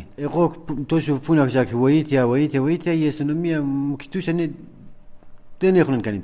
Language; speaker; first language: Greek; non-native, learner; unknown